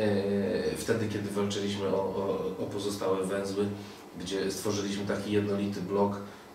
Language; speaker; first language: Polish; native; Polish